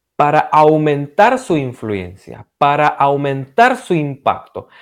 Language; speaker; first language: Spanish; non-native, fluent; Romanian